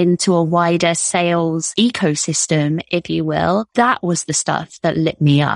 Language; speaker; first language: English; native; English